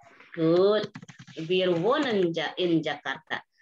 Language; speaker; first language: German; non-native, fluent; Indonesian